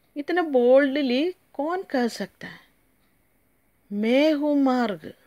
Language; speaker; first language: Hindi; non-native, local second language; Malayalam